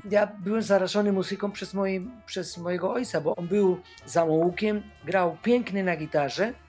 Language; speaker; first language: Polish; non-native, fluent; Spanish